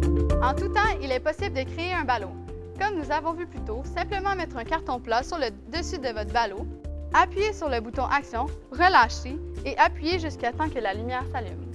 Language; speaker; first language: French; native; French